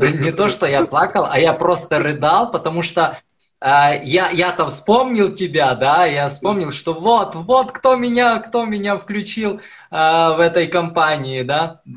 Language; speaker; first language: Russian; native; Russian